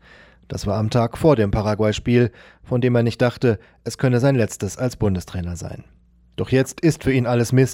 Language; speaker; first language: German; native; German